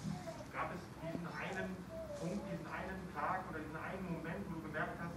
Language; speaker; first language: German; native; German